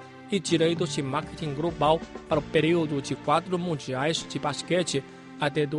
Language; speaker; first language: Portuguese; non-native, fluent; Chinese